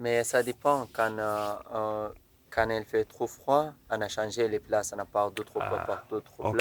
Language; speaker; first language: French; non-native, learner; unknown